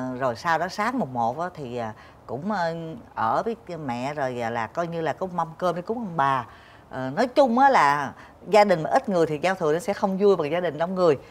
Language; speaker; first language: Vietnamese; native; Vietnamese